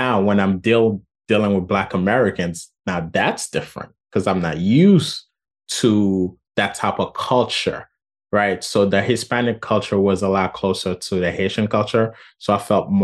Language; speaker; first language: English; non-native, fluent; Haitian Creole